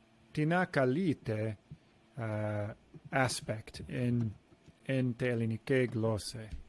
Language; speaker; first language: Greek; non-native, learner; English